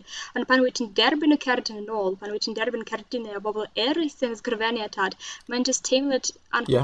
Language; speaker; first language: Welsh; non-native, learner; Russian